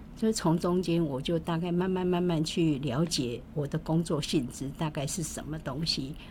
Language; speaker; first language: Chinese; native; Chinese